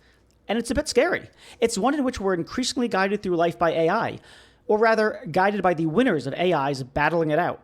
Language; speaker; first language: English; native; English